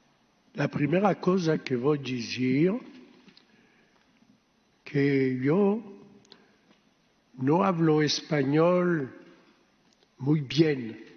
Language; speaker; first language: Spanish; early bilingual, heritage; Ladino